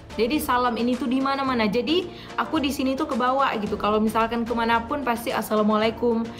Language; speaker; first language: Indonesian; native; Indonesian